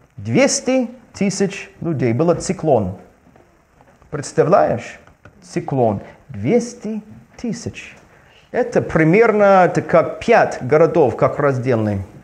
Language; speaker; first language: Russian; non-native, learner; English